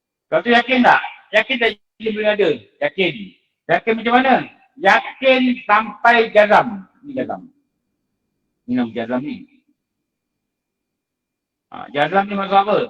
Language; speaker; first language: Malay; native; Malay